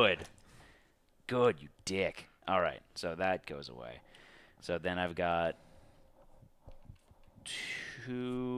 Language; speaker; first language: English; native; English